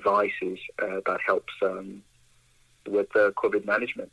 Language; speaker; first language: English; non-native, local second language; Akan